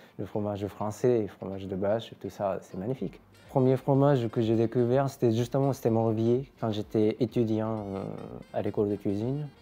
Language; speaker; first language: French; non-native, fluent; Japanese